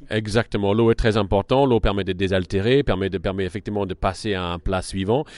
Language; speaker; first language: French; non-native, fluent; English